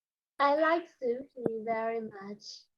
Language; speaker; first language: English; non-native, learner; Chinese